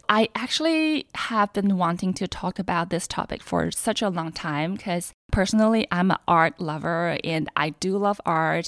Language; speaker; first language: English; non-native, fluent; Chinese